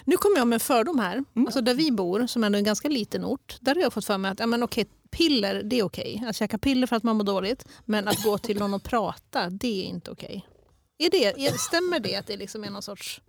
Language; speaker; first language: Swedish; native; Swedish